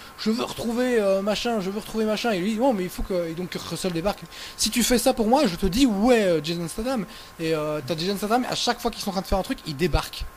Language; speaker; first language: French; native; French